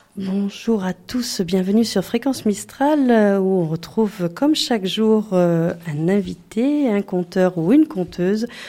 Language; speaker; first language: French; native; French